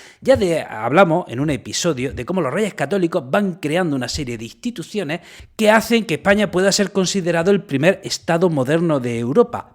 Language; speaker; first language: Spanish; native; Spanish